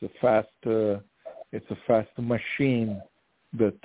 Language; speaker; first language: English; non-native, fluent; Italian